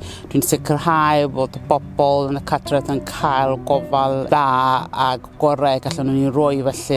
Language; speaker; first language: Welsh; non-native, fluent; Southern Sotho